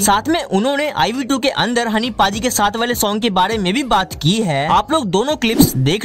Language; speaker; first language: Hindi; native; Hindi